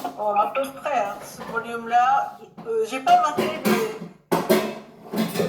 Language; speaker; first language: French; non-native, learner; Japanese